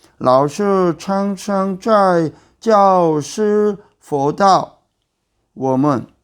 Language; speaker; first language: Chinese; non-native, learner; Korean